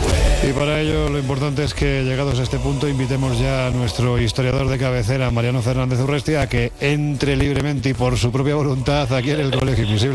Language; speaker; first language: Spanish; native; Spanish